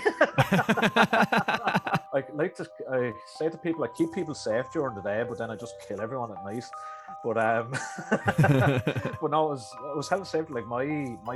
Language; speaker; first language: English; native; English